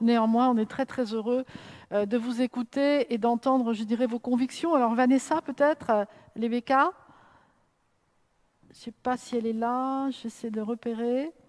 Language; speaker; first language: French; native; French